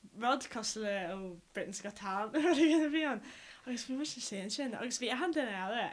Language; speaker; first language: Irish; non-native, local second language; English